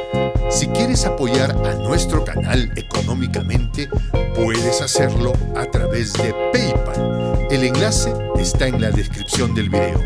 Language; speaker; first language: Spanish; native; Spanish